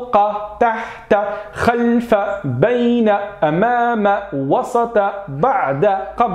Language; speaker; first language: Arabic; non-native, fluent; French